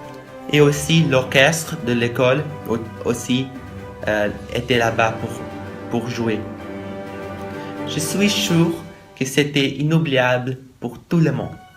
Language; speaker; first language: French; non-native, learner; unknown